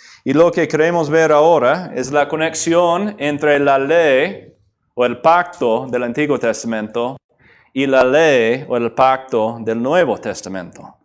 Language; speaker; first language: Spanish; non-native, fluent; English